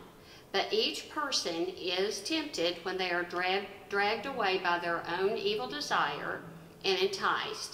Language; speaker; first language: English; native; English